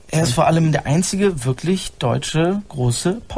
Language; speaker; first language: German; native; German